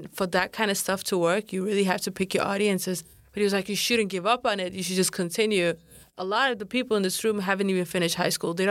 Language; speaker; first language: English; non-native, fluent; Kurdish